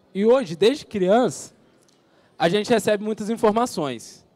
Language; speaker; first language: Portuguese; native; Portuguese